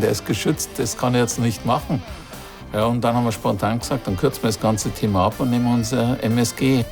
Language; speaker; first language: German; native; German